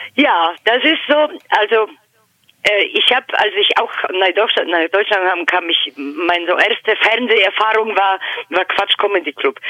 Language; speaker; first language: German; non-native, fluent; Polish